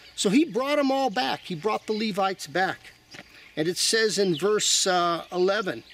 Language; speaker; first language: English; native; English